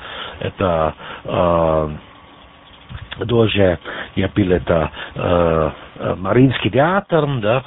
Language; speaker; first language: Russian; non-native, learner; German